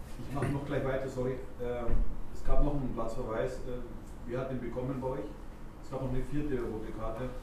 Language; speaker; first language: German; native; German